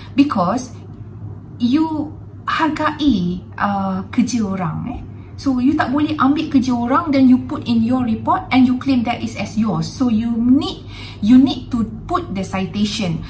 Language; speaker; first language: English; non-native, local second language; Malay